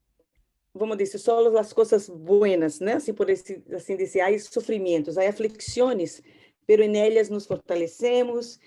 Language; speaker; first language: Portuguese; non-native, learner; Spanish